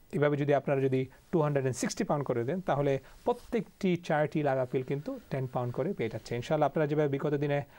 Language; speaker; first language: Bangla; early bilingual, heritage; Bangla